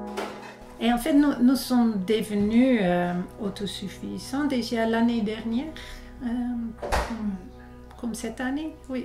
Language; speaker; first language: French; non-native, fluent; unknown